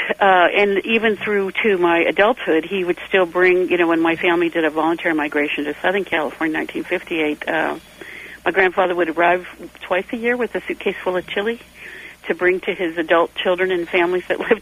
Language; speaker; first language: English; native; English